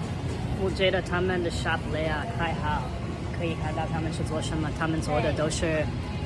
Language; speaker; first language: Chinese; non-native, fluent; English